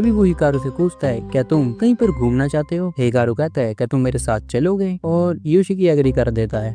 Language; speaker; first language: Hindi; native; Hindi